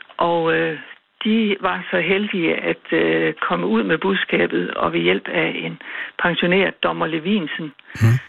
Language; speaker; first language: Danish; native; Danish